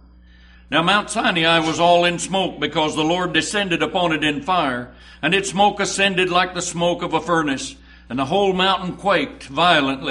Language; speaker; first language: English; native; English